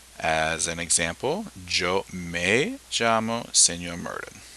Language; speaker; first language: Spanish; non-native, fluent; English